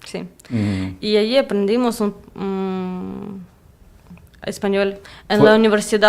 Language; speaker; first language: Spanish; non-native, learner; Russian